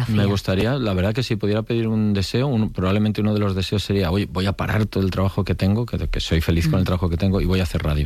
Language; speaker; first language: Spanish; native; Spanish